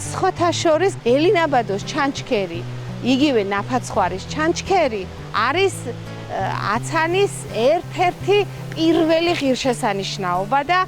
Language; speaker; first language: Georgian; native; Georgian